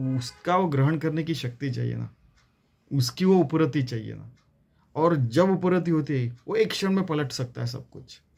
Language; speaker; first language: Hindi; non-native, local second language; Marathi